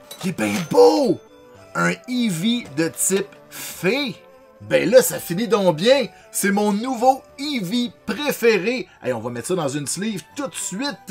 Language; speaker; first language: French; native; French